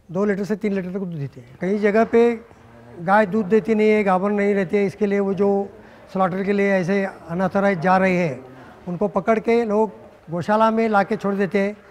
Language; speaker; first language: Hindi; non-native, local second language; Marathi